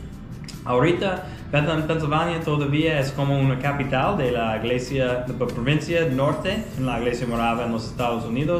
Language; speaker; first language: Spanish; non-native, fluent; English